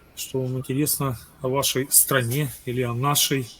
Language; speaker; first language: Russian; native; Russian